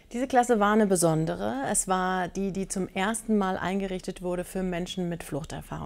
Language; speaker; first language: German; native; German